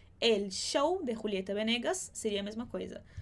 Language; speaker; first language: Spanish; non-native, fluent; Portuguese